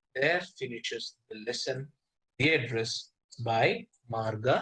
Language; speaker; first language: English; non-native, local second language; Malayalam